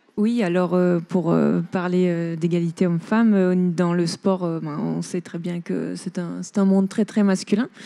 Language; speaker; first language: French; native; French